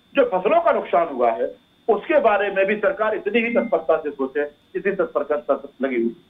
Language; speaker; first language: Hindi; native; Hindi